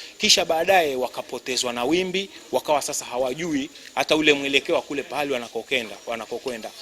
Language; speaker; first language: Swahili; native; Swahili